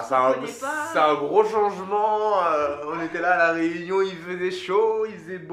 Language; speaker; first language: French; native; French